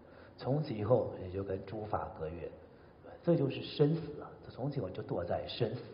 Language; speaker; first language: Chinese; native; Chinese